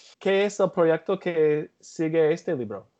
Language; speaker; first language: Spanish; non-native, learner; English